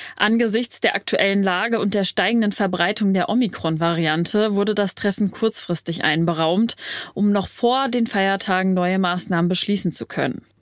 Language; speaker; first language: German; native; German